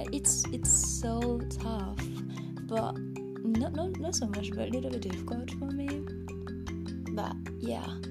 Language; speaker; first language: English; non-native, learner; Japanese